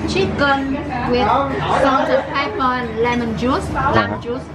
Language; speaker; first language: English; non-native, learner; Vietnamese